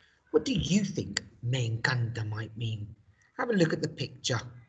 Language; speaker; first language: English; native; English